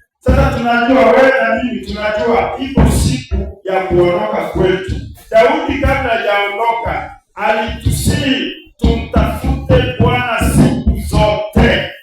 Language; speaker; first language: Swahili; non-native, local second language; Gusii